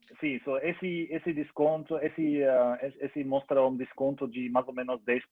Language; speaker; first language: Portuguese; non-native, learner; German